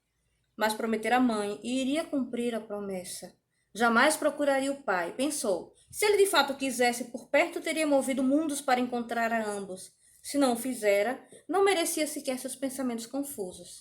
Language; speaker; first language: Portuguese; native; Portuguese